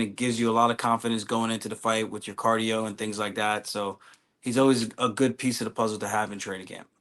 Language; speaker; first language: English; native; English